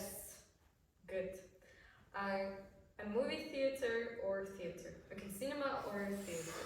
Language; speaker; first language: English; non-native, fluent; Polish